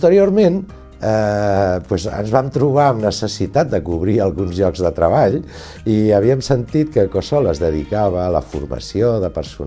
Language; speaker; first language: Catalan; native; Catalan